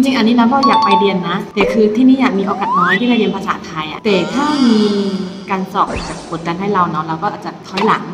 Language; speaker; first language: Thai; non-native, fluent; Chinese